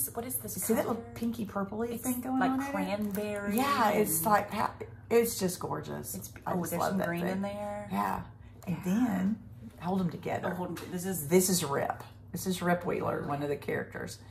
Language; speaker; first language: English; native; English